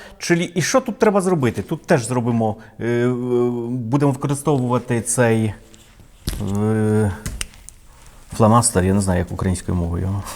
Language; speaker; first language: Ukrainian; non-native, fluent; Polish